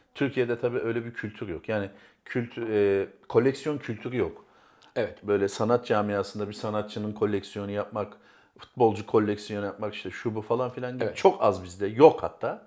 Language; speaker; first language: Turkish; native; Turkish